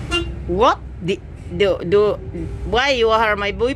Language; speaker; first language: English; non-native, learner; Cebuano